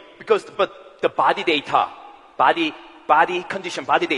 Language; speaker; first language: English; non-native, learner; Korean